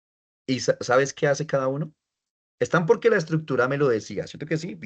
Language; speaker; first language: Spanish; native; Spanish